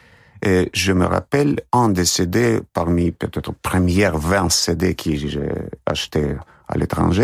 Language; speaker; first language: French; non-native, fluent; Russian